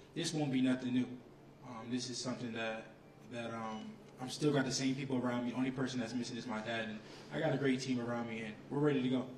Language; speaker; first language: English; native; English